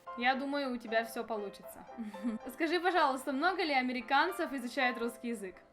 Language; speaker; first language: Russian; native; Russian